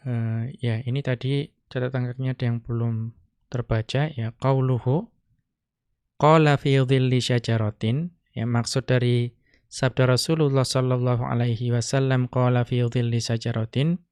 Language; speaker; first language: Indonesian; native; Indonesian